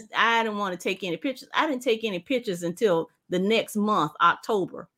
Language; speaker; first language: English; native; English